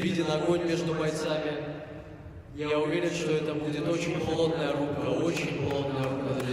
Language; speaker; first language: Russian; native; Russian